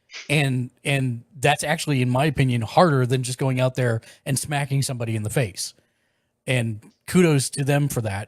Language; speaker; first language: English; native; English